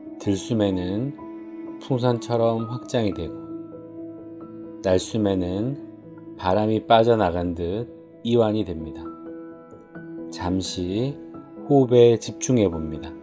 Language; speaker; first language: Korean; native; Korean